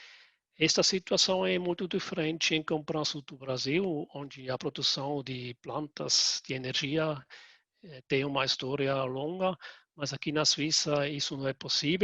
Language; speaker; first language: Portuguese; non-native, fluent; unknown